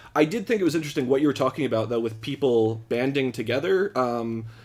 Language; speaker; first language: English; native; English